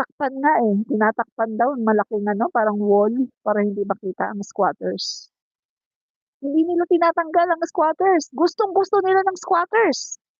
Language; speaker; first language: Filipino; non-native, local second language; Cebuano